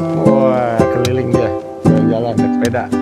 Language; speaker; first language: Indonesian; native; Indonesian